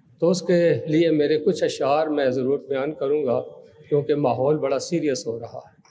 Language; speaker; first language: Urdu; non-native, local second language; Punjabi